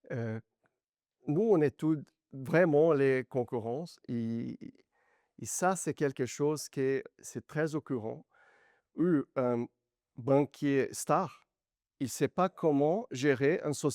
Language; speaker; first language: French; non-native, learner; Portuguese